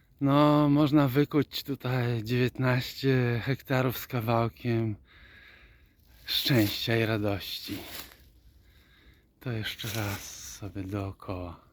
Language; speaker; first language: Polish; native; Polish